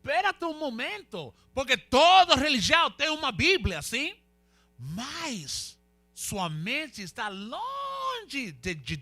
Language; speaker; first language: Portuguese; non-native, learner; Spanish